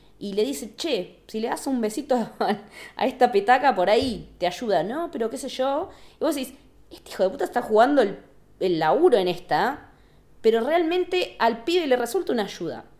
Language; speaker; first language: Spanish; native; Spanish